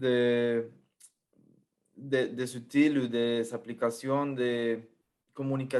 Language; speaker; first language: French; non-native, fluent; Spanish